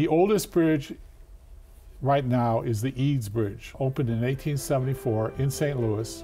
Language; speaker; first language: English; native; English